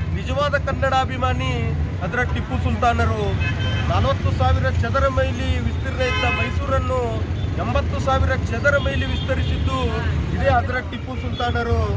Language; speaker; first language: Kannada; non-native, local second language; Urdu